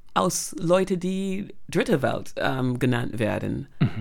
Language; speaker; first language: German; non-native, fluent; English